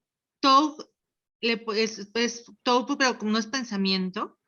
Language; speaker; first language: Spanish; native; Spanish